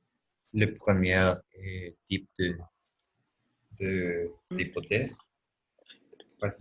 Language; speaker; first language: French; non-native, learner; Spanish